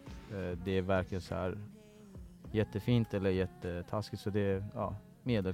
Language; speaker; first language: Swedish; early bilingual, other home language; Persian